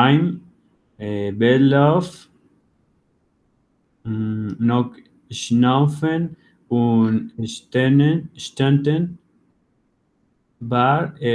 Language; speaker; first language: German; non-native, learner; Spanish